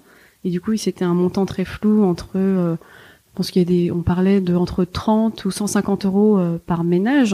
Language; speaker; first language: French; native; French